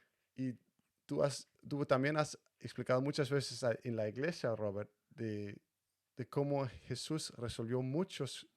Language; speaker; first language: Spanish; non-native, fluent; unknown